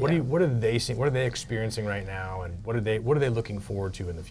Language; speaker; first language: English; native; English